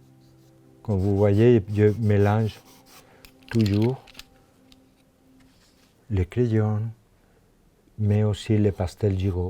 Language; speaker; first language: French; non-native, fluent; Spanish